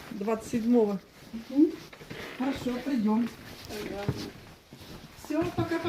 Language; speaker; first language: Russian; native; Russian